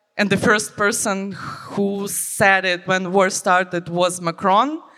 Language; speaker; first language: English; non-native, fluent; Ukrainian